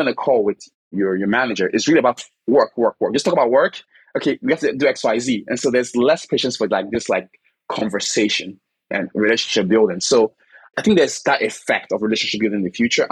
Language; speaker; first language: English; non-native, local second language; Igbo